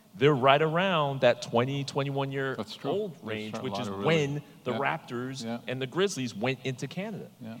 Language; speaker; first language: English; native; English